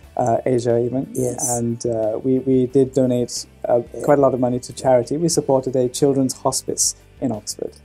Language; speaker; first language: English; native; English